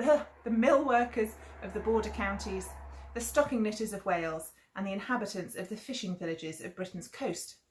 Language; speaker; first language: English; native; English